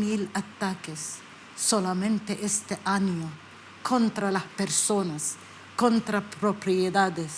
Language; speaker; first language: Spanish; non-native, learner; Arabic